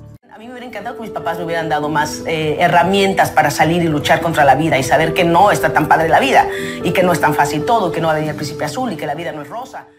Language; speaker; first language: Spanish; native; Spanish